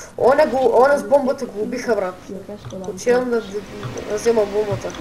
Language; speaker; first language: English; non-native, learner; Bulgarian